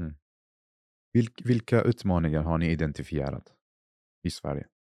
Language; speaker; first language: Swedish; non-native, fluent; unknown